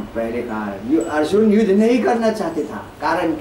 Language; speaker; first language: Hindi; non-native, learner; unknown